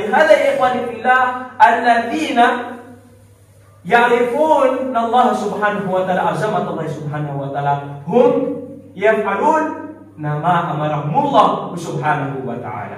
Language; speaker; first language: Arabic; non-native, learner; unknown